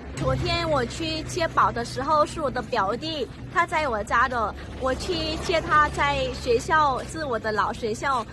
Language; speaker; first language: Chinese; non-native, learner; Vietnamese